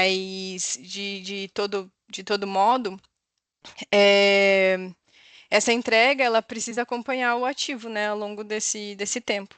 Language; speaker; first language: Portuguese; native; Portuguese